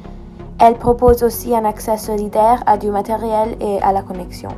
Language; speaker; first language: French; non-native, fluent; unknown